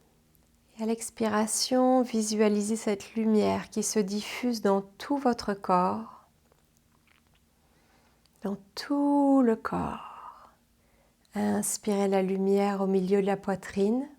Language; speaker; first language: French; native; French